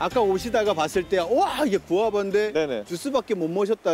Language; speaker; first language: Korean; native; Korean